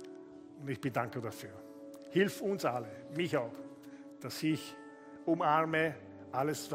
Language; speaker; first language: German; non-native, fluent; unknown